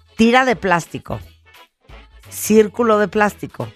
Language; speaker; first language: Spanish; native; Spanish